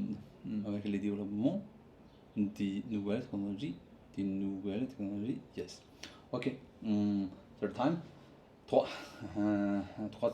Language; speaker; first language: French; non-native, learner; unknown